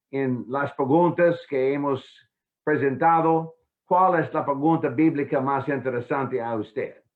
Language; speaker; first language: Spanish; non-native, fluent; English